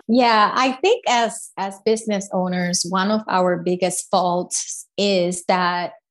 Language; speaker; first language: English; non-native, fluent; Spanish